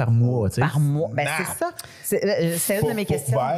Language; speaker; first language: French; native; French